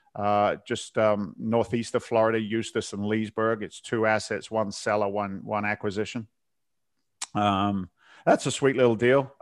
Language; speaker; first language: English; native; English